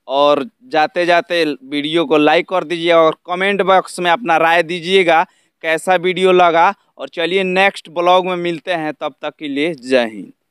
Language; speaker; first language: Hindi; native; Hindi